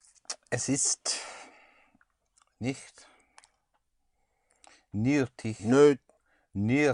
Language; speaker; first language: German; non-native, learner; English